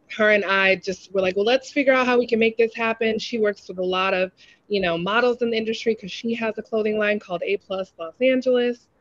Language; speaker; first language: English; native; English